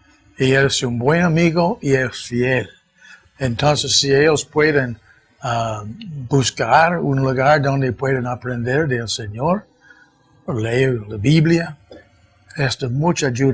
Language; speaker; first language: Spanish; non-native, fluent; English